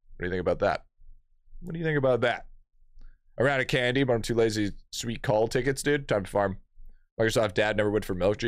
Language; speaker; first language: English; native; English